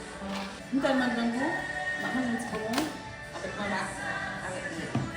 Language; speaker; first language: French; non-native, local second language; Haitian Creole